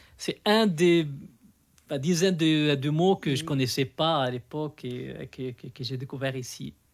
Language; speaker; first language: French; non-native, fluent; Arabic